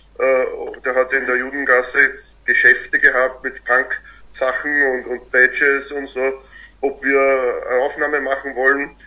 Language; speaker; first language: German; native; German